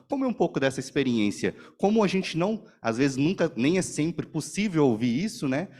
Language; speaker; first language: Portuguese; native; Portuguese